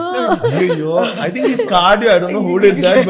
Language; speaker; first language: Telugu; native; Telugu